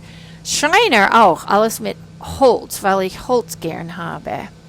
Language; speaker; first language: German; non-native, fluent; English